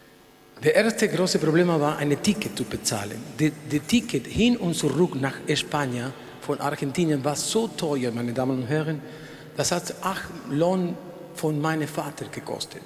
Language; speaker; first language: German; non-native, learner; Spanish